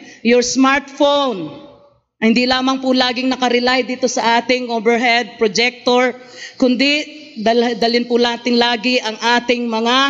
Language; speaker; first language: Filipino; non-native, local second language; Pampanga